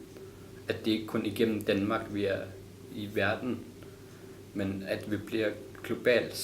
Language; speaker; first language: Danish; non-native, local second language; Kalaallisut